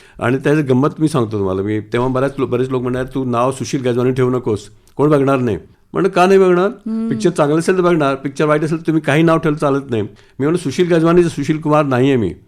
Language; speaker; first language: Marathi; non-native, local second language; Sindhi